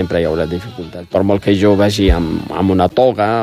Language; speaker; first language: Catalan; early bilingual, other home language; Riffian